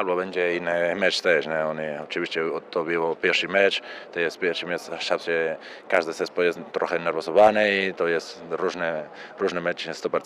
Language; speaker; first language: Polish; non-native, learner; Spanish